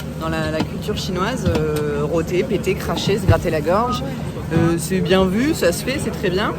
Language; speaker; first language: French; native; French